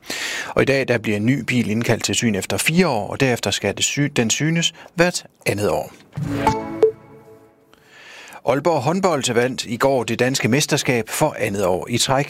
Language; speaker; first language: Danish; native; Danish